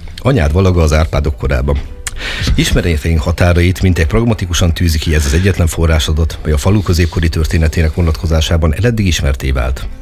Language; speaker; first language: Hungarian; native; Hungarian